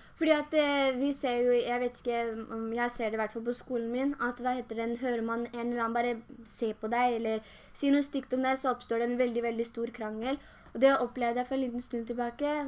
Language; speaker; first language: Norwegian; early bilingual, other home language; Urdu